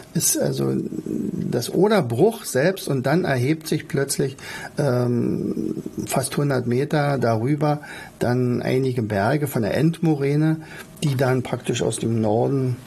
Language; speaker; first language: German; native; German